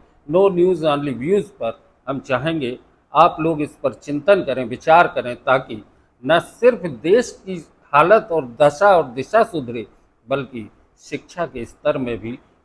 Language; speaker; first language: Hindi; native; Hindi